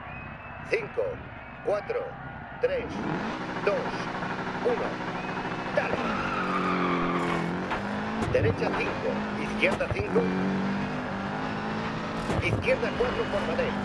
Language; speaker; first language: Spanish; native; Spanish